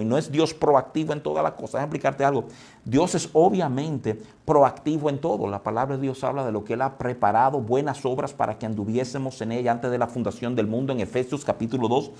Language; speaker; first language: Spanish; native; Spanish